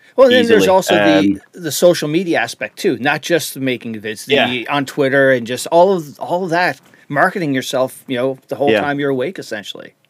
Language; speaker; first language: English; native; English